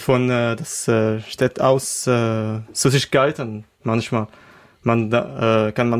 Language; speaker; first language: German; non-native, learner; Arabic